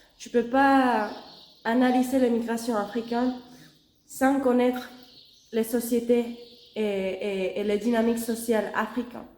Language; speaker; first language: French; non-native, fluent; Spanish